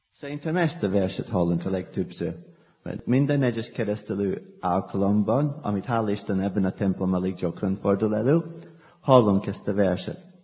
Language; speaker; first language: Hungarian; non-native, fluent; English